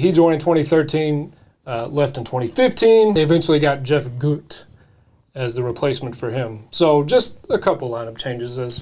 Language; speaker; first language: English; native; English